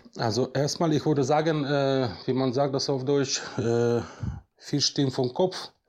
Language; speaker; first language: German; non-native, fluent; Russian